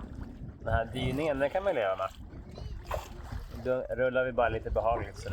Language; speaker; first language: Swedish; native; Swedish